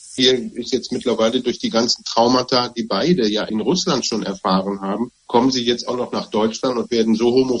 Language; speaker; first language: German; native; German